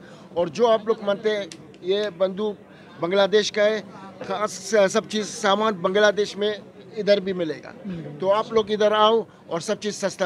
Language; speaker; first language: Hindi; non-native, learner; Arabic